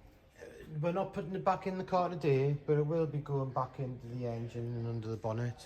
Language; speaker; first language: English; native; English